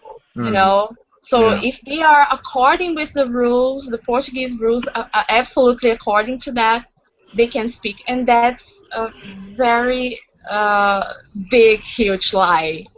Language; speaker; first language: English; non-native, fluent; Portuguese